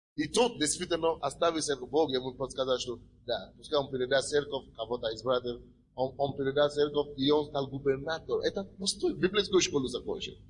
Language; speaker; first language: Russian; non-native, fluent; Yoruba